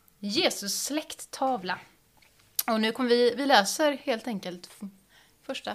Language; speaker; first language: Swedish; native; Swedish